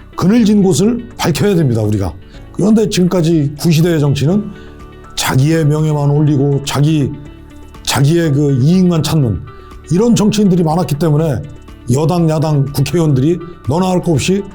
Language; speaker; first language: Korean; native; Korean